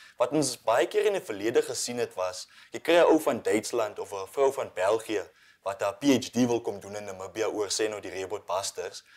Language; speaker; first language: Afrikaans; non-native, local second language; English